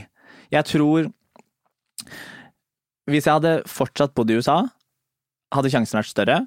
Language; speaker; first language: Norwegian; native; Norwegian